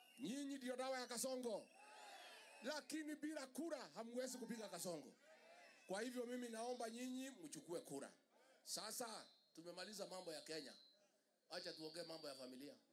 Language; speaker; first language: Swahili; non-native, local second language; Kikuyu